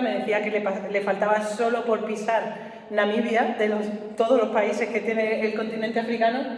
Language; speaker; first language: Spanish; native; Spanish